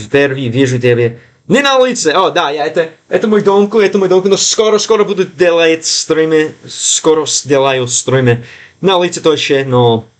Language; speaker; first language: Russian; non-native, learner; English